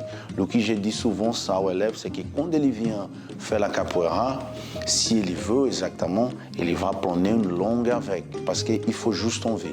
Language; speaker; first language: French; non-native, fluent; Portuguese